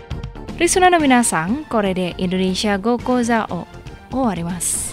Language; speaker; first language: Japanese; non-native, fluent; Indonesian